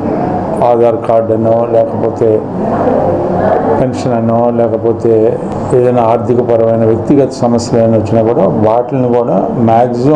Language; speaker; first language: Telugu; native; Telugu